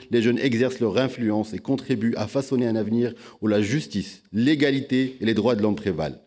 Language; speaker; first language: French; non-native, local second language; Arabic